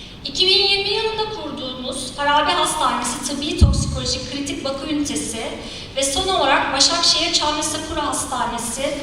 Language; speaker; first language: Turkish; native; Turkish